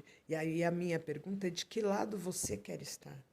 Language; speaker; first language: Portuguese; native; Portuguese